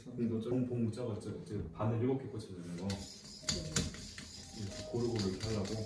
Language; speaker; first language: Korean; native; Korean